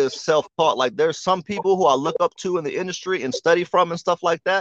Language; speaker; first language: English; native; English